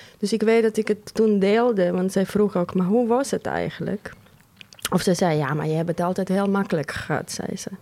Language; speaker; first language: Dutch; non-native, fluent; Croatian